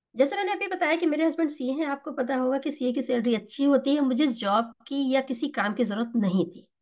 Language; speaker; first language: Hindi; native; Hindi